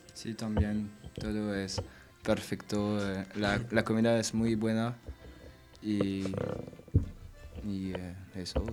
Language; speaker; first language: Spanish; non-native, learner; French